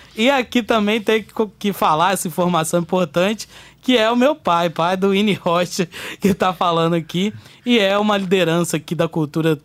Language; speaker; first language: Portuguese; native; Portuguese